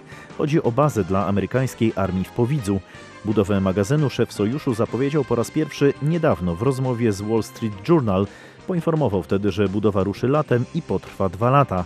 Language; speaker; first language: Polish; native; Polish